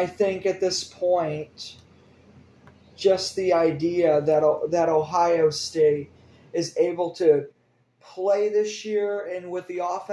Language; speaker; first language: English; native; English